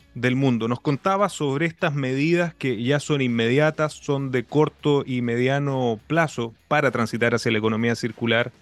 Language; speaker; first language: Spanish; native; Spanish